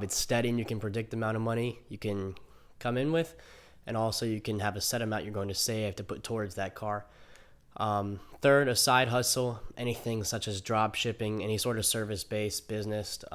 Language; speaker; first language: English; native; English